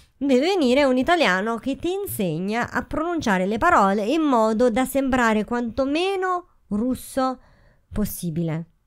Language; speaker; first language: Italian; native; Italian